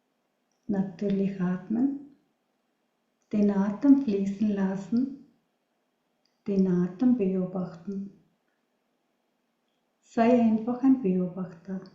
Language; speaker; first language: German; non-native, learner; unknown